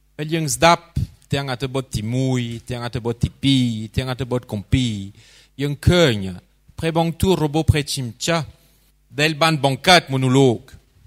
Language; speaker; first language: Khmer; non-native, fluent; French